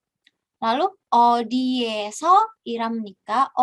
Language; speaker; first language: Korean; non-native, fluent; Indonesian